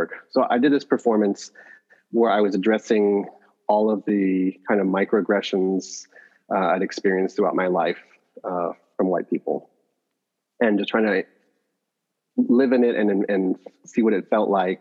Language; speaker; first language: English; native; English